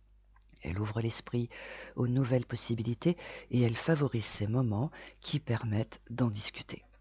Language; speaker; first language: French; native; French